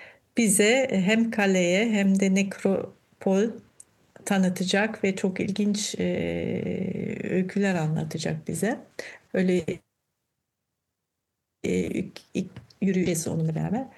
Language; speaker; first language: Turkish; non-native, fluent; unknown